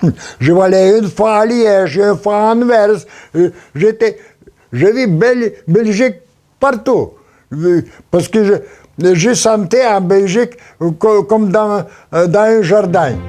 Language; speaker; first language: French; non-native, learner; Polish